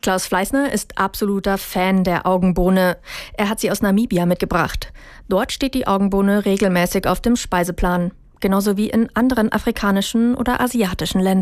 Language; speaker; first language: German; native; German